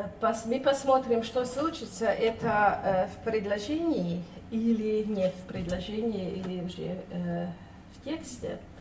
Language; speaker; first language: Russian; non-native, fluent; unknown